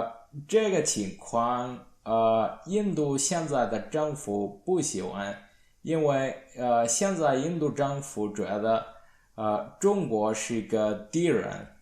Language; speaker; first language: Chinese; non-native, learner; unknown